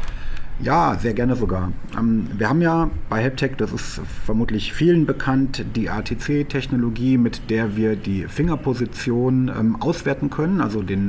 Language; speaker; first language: German; native; German